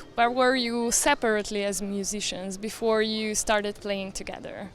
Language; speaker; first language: English; non-native, fluent; Slovenian